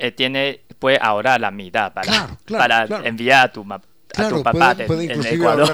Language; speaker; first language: Spanish; non-native, learner; Chinese